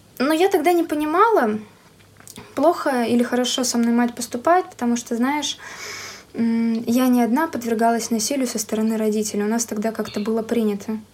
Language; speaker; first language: Russian; native; Russian